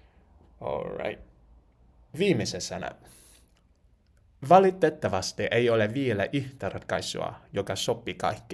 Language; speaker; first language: Finnish; non-native, learner; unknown